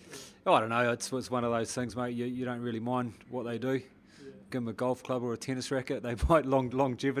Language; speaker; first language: English; native; English